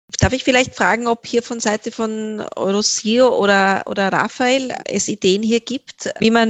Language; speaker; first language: German; native; German